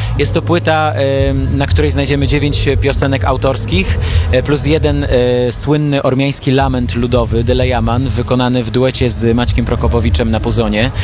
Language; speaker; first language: Polish; early bilingual, other home language; Armenian